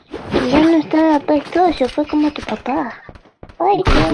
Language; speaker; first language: Spanish; native; Spanish